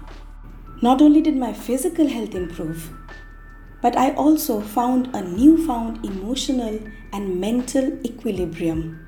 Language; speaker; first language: English; non-native, local second language; Bangla